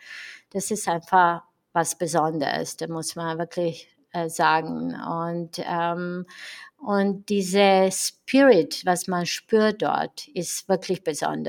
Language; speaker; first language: German; non-native, fluent; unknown